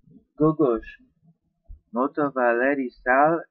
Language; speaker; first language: Persian; non-native, learner; English